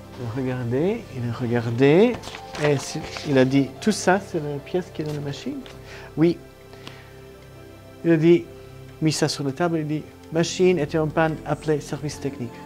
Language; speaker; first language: French; non-native, learner; Italian